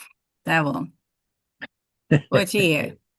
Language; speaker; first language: Portuguese; non-native, fluent; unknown